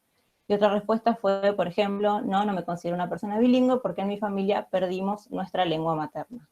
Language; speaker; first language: Spanish; native; Spanish